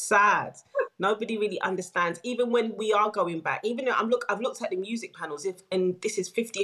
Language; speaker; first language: English; native; English